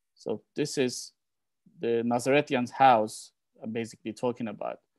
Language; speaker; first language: English; non-native, fluent; Turkish